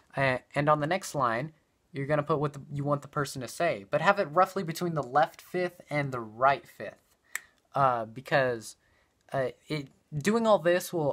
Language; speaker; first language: English; native; English